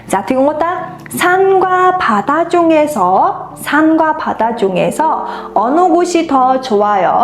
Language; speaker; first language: Korean; non-native, fluent; Mongolian